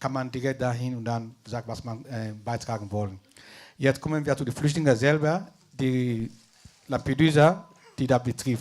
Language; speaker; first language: German; non-native, fluent; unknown